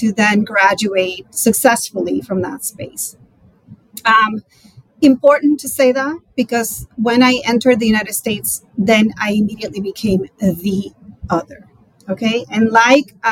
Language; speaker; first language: English; non-native, fluent; Spanish